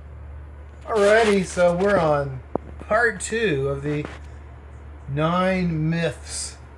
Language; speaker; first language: English; native; English